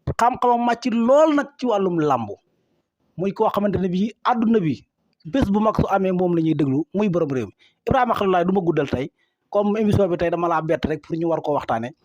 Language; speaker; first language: Wolof; native; Wolof